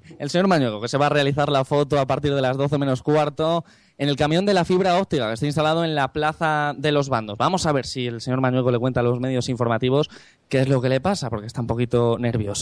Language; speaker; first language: Spanish; native; Spanish